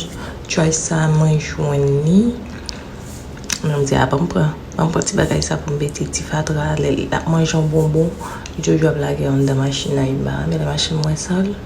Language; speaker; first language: French; non-native, learner; Haitian Creole